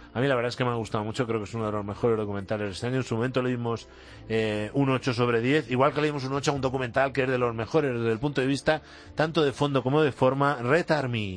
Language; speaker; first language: Spanish; native; Spanish